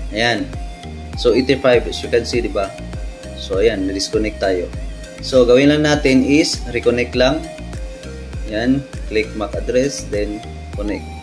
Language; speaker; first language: Filipino; non-native, local second language; Cebuano